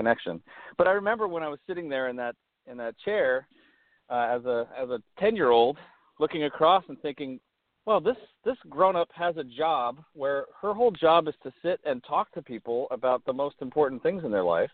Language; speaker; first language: English; native; English